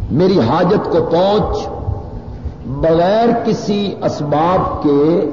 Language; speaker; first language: Urdu; non-native, local second language; Punjabi